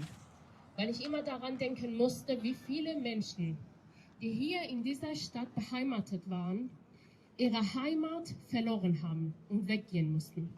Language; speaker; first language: German; non-native, fluent; Persian